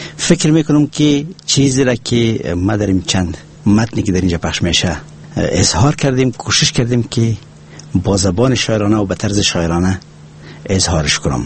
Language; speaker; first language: Persian; non-native, local second language; Pashto